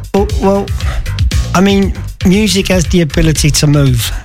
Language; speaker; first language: English; native; English